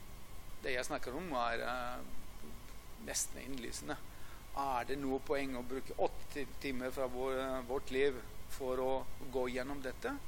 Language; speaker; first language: Norwegian; non-native, fluent; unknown